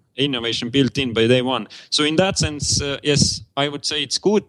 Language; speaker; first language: English; non-native, fluent; Estonian